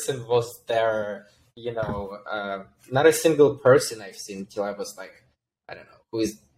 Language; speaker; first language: English; non-native, fluent; Ukrainian